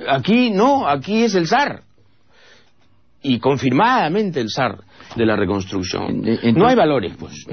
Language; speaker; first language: Spanish; native; Spanish